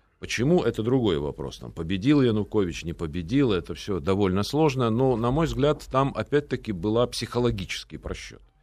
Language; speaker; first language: Russian; native; Russian